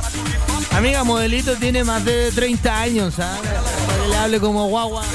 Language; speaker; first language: Spanish; native; Spanish